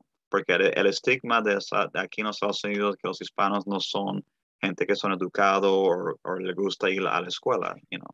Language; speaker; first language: Spanish; early bilingual, heritage; Spanish